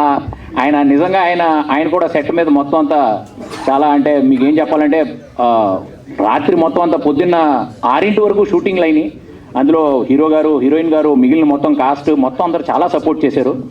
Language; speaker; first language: Telugu; native; Telugu